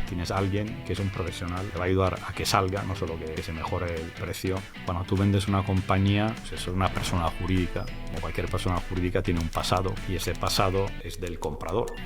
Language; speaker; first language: Spanish; non-native, fluent; English